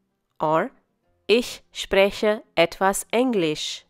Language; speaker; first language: German; non-native, fluent; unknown